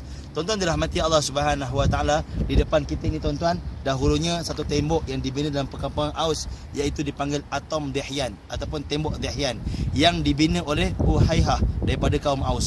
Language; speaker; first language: Malay; native; Malay